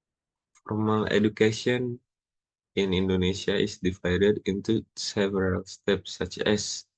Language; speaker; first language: English; non-native, learner; Indonesian